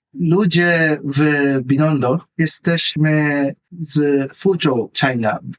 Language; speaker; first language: Polish; non-native, learner; Filipino